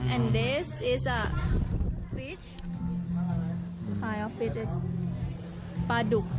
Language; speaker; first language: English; non-native, learner; Thai